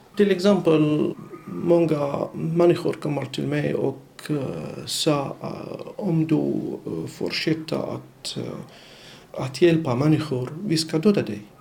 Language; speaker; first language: Swedish; non-native, learner; Arabic